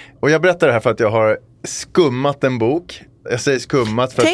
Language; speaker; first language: Swedish; native; Swedish